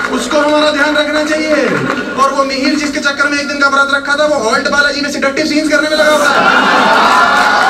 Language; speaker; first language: Hindi; native; Hindi